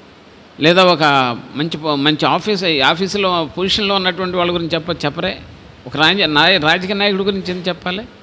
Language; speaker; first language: Telugu; native; Telugu